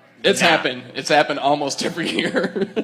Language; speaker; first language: English; native; English